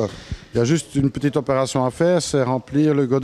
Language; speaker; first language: French; native; French